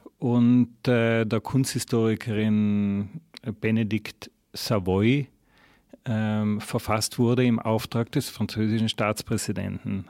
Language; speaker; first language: German; native; German